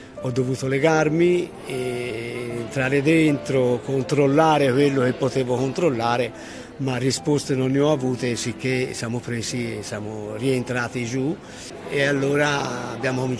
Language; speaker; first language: Italian; native; Italian